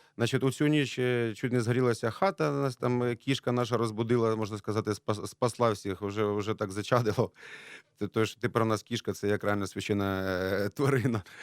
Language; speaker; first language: Ukrainian; native; Ukrainian